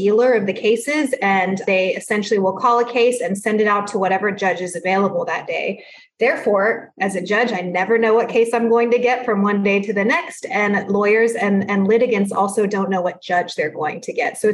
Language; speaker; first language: English; early bilingual, other home language; Spanish